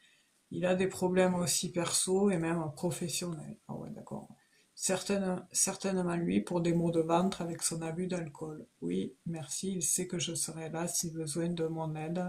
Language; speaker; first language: French; native; French